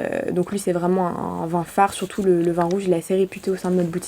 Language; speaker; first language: French; native; French